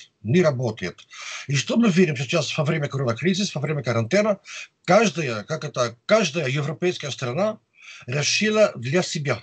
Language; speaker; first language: Russian; non-native, fluent; Dutch